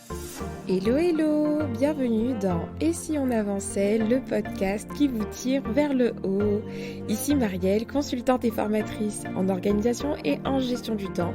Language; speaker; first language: French; native; French